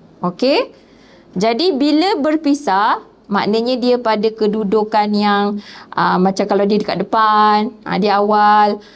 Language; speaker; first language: Malay; native; Malay